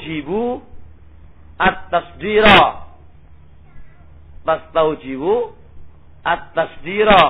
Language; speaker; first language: Arabic; non-native, local second language; Indonesian